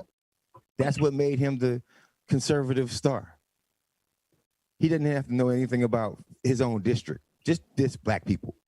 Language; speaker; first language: English; native; English